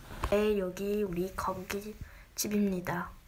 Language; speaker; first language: Korean; early bilingual, heritage; Korean